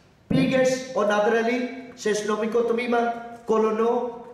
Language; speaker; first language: Greek; non-native, learner; Urdu